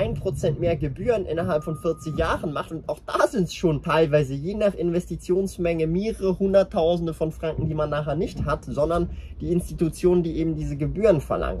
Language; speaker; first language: German; native; German